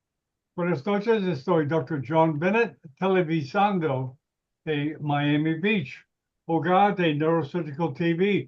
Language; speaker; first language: Spanish; non-native, learner; English